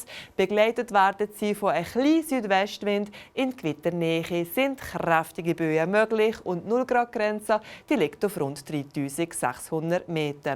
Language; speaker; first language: German; native; German